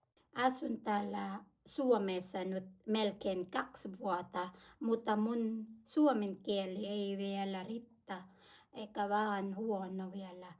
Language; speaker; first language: Finnish; non-native, learner; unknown